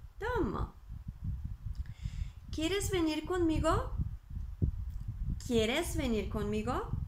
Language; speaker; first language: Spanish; non-native, fluent; Turkish